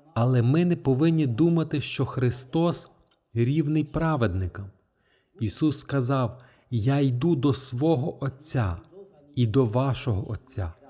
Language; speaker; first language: Ukrainian; non-native, fluent; French